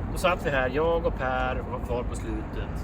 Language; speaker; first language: Swedish; native; Swedish